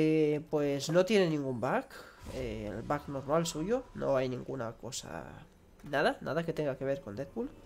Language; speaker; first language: Spanish; native; Spanish